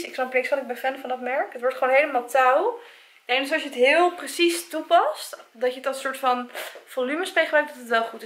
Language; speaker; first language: Dutch; native; Dutch